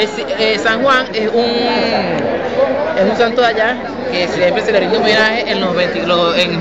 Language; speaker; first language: Spanish; native; Spanish